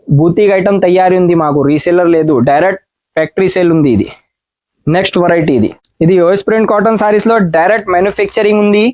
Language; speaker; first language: Telugu; non-native, learner; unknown